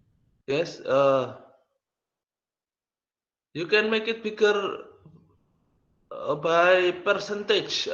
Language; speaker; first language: English; non-native, learner; Indonesian